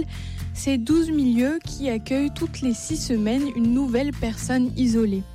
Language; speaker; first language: French; native; French